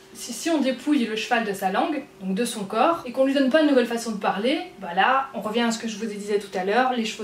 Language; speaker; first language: French; native; French